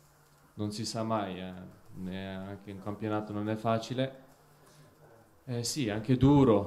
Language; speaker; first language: Italian; non-native, fluent; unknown